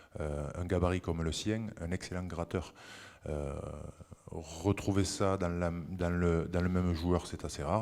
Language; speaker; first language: French; native; French